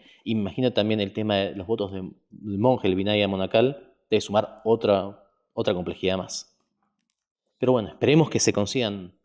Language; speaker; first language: Spanish; native; Spanish